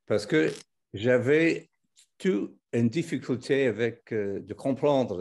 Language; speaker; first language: French; non-native, fluent; English